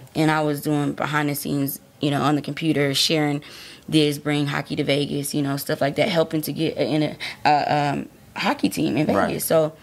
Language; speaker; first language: English; native; English